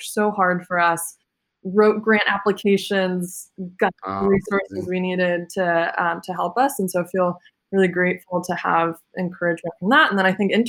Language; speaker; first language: English; native; English